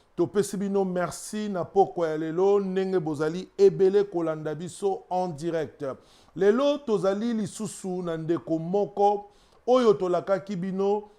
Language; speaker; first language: Lingala; native; Lingala